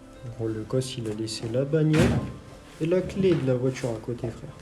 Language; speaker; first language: French; native; French